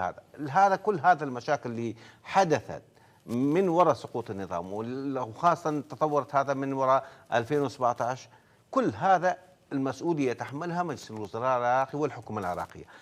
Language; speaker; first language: Arabic; non-native, local second language; Kurdish